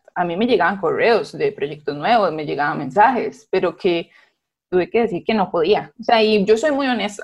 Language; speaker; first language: Spanish; native; Spanish